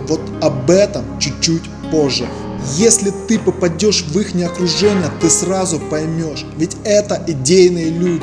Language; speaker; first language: Russian; native; Russian